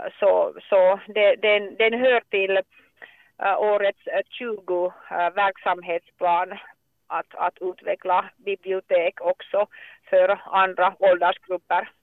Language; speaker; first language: Swedish; non-native, local second language; Finnish